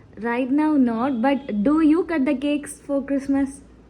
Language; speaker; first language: English; non-native, local second language; Malayalam